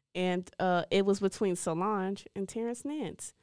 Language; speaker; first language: English; native; English